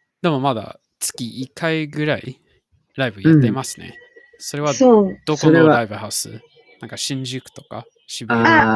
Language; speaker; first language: Japanese; non-native, fluent; English